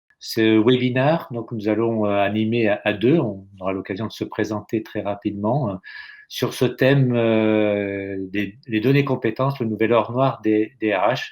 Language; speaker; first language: French; native; French